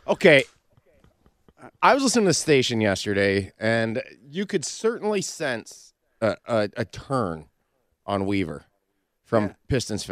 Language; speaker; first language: English; native; English